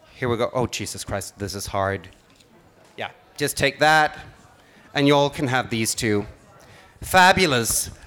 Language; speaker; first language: English; non-native, fluent; Danish